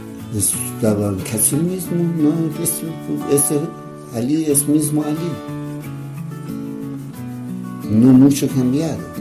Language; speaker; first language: Spanish; non-native, learner; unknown